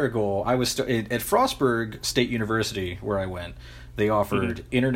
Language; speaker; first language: English; native; English